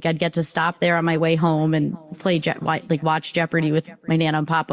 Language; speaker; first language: English; native; English